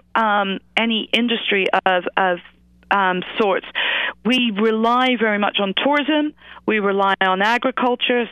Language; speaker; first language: English; native; English